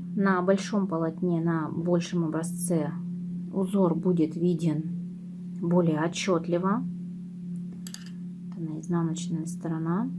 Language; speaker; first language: Russian; native; Russian